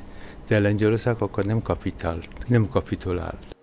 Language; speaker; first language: Hungarian; non-native, fluent; Polish